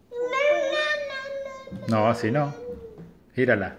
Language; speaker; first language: Spanish; native; Spanish